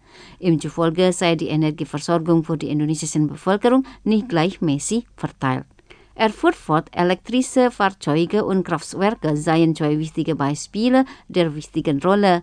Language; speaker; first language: German; non-native, fluent; Indonesian